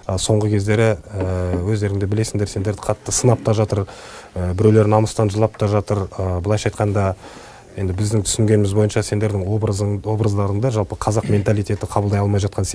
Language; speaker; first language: Kazakh; native; Kazakh